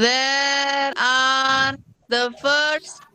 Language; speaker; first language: English; non-native, learner; Indonesian